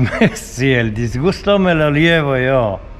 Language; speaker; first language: Spanish; non-native, fluent; Polish